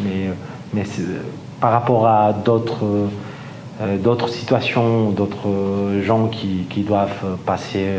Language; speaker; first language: French; non-native, fluent; Spanish